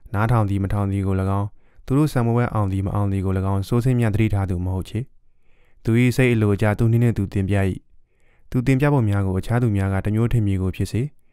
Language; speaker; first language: Burmese; native; Burmese